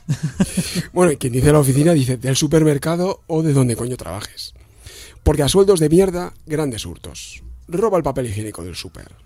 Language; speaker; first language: Spanish; native; Spanish